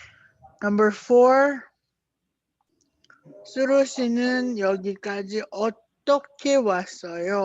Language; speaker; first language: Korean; non-native, fluent; Filipino